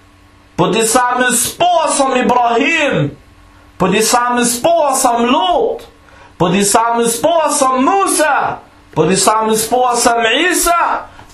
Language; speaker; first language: Danish; non-native, fluent; Arabic